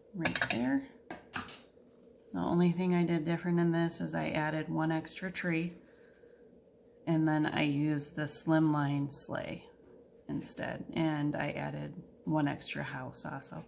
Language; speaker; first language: English; native; English